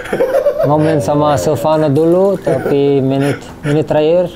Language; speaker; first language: Indonesian; non-native, learner; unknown